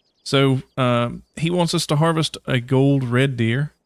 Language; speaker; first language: English; native; English